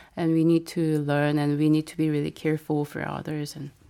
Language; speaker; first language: English; non-native, fluent; Korean